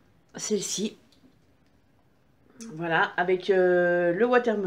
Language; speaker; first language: French; native; French